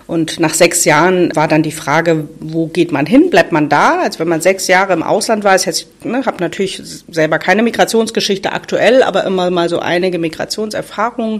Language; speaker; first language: German; native; German